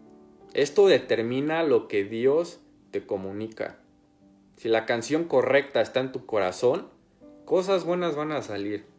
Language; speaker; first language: Spanish; native; Spanish